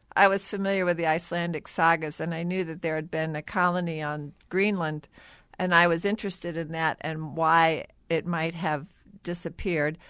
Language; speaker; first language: English; native; English